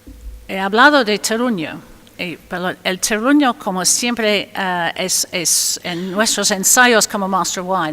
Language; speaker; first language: Spanish; non-native, fluent; English